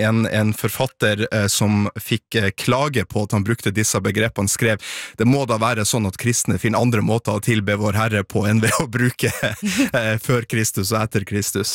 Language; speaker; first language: Norwegian; native; Norwegian